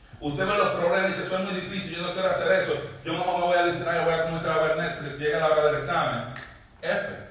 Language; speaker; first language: Spanish; native; Spanish